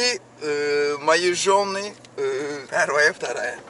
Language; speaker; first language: Russian; non-native, learner; Turkish